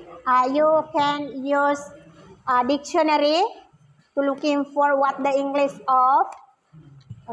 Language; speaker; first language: English; non-native, learner; Indonesian